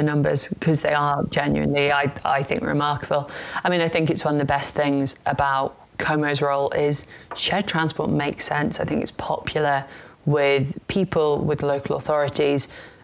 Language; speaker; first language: English; native; English